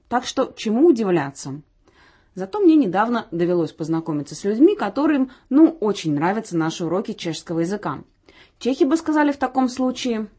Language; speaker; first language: Russian; native; Russian